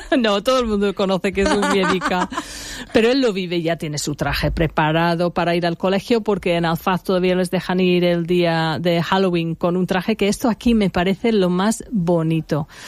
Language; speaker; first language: Spanish; non-native, fluent; English